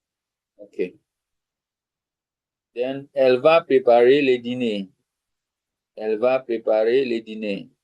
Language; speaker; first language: French; non-native, fluent; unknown